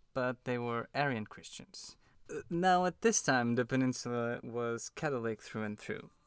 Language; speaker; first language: English; non-native, fluent; Portuguese